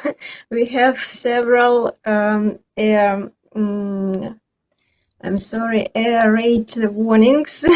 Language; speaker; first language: English; non-native, learner; Ukrainian